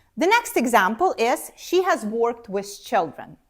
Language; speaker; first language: English; non-native, fluent; Ukrainian